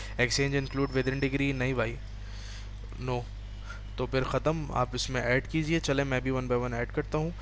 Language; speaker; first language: Urdu; native; Urdu